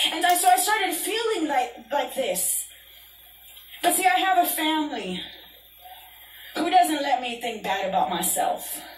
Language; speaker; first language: English; early bilingual, other home language; Spanish